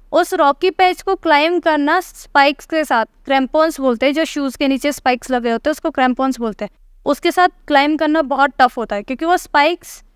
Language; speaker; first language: Hindi; native; Hindi